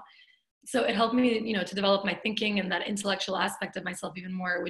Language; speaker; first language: English; native; English